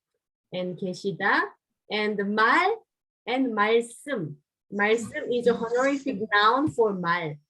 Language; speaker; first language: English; non-native, learner; Korean